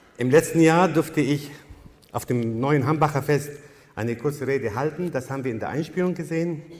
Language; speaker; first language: German; non-native, fluent; Arabic